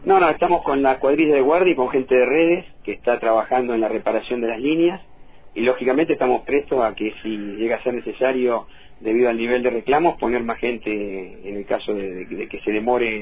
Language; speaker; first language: Spanish; native; Spanish